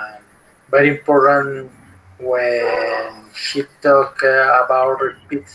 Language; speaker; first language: English; non-native, learner; Spanish